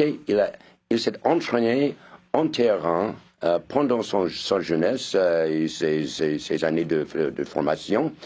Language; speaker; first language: French; non-native, fluent; English